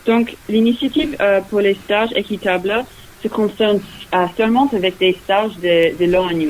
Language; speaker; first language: French; non-native, fluent; English